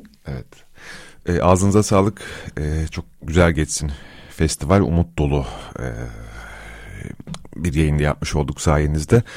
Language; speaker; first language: Turkish; native; Turkish